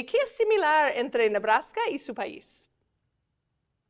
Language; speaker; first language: Spanish; non-native, fluent; English